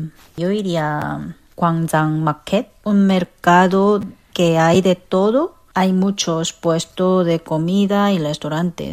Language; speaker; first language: Spanish; non-native, learner; Korean